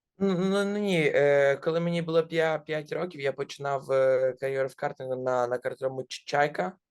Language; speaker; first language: Ukrainian; non-native, local second language; Russian